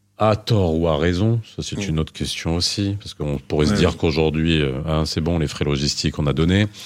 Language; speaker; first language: French; non-native, local second language; Arabic